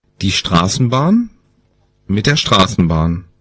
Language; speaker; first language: German; non-native, learner; Ukrainian